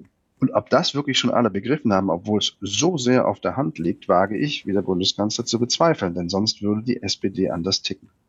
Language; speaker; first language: German; native; German